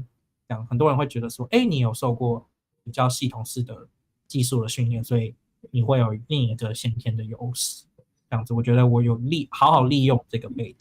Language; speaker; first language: Chinese; native; Chinese